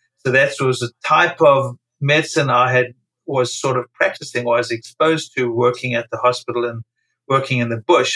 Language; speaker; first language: English; native; English